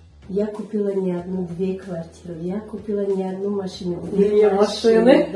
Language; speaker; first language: Russian; non-native, learner; Tajik